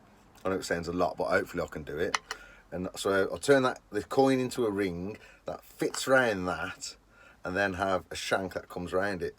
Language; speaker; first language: English; native; English